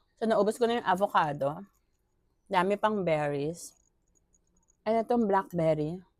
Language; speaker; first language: Filipino; native; Filipino